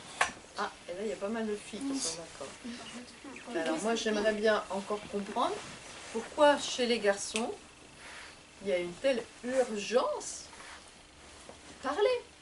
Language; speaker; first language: French; native; French